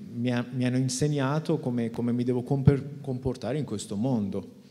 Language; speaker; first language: Italian; non-native, fluent; Persian